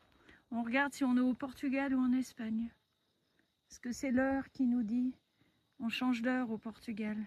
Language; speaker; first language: French; native; French